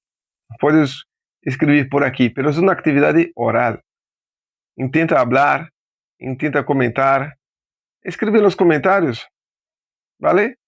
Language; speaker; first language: Spanish; non-native, fluent; Portuguese